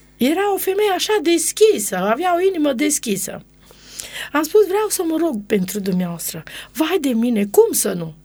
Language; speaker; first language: Romanian; non-native, local second language; Romany